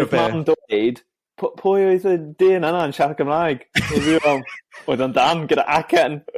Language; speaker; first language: Welsh; non-native, learner; English